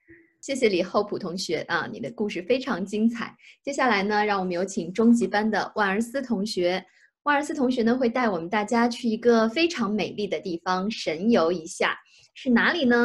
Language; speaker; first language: Chinese; native; Chinese